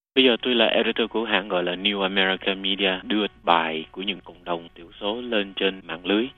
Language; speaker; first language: Vietnamese; native; Vietnamese